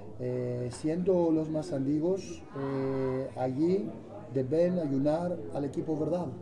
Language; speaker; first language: Spanish; non-native, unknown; Greek